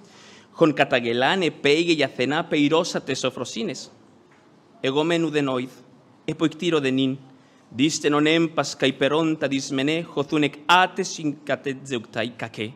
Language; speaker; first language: Greek; non-native, fluent; Spanish